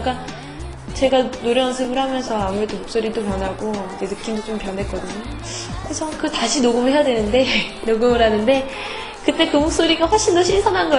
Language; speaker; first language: Korean; native; Korean